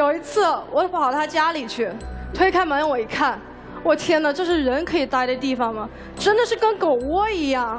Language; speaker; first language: Chinese; native; Chinese